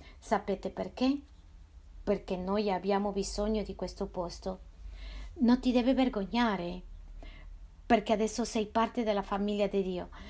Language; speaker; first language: Italian; non-native, fluent; Spanish